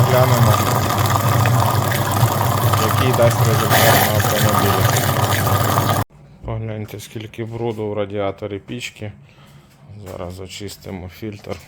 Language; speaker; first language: Ukrainian; native; Ukrainian